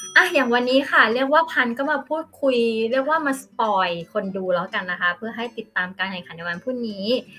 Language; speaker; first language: Thai; native; Thai